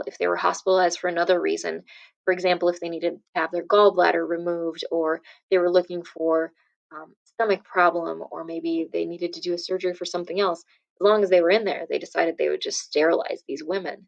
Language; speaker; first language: English; native; English